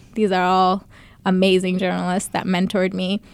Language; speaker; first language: English; early bilingual, other home language; Bangla